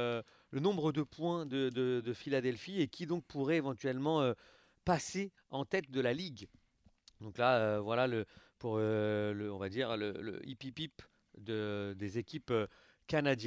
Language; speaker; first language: French; native; French